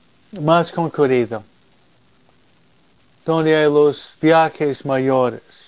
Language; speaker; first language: Spanish; non-native, fluent; English